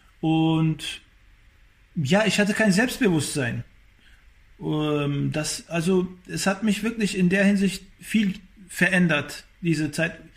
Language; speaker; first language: German; early bilingual, other home language; Turkish